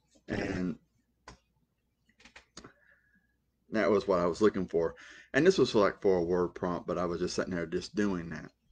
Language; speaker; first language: English; native; English